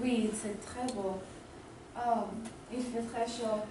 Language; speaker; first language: French; non-native, learner; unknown